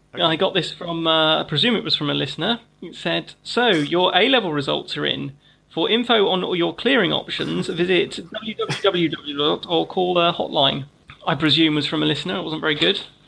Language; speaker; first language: English; native; English